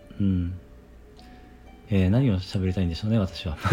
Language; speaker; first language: Japanese; native; Japanese